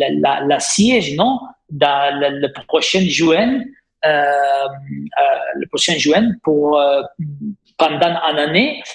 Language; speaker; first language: French; non-native, fluent; Italian